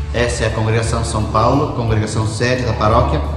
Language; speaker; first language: Portuguese; native; Portuguese